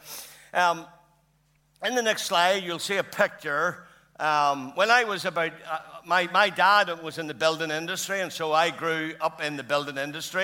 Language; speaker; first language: English; native; English